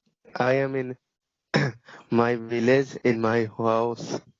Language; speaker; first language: English; non-native, learner; Hindi